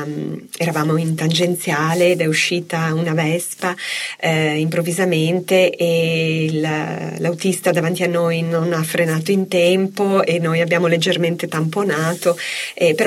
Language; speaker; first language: Italian; native; Italian